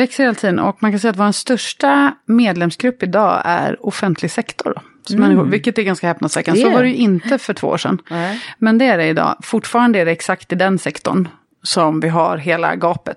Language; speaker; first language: Swedish; native; Swedish